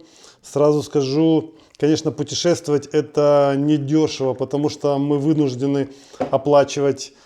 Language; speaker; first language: Russian; native; Russian